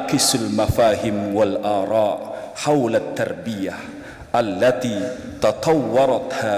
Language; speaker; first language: Arabic; non-native, fluent; Indonesian